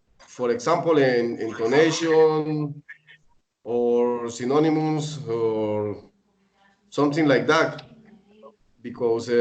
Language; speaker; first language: English; non-native, learner; Spanish